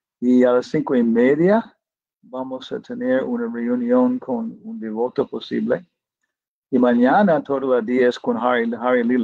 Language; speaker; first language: Spanish; non-native, fluent; English